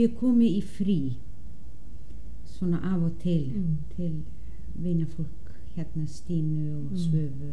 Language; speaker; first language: Icelandic; non-native, fluent; Danish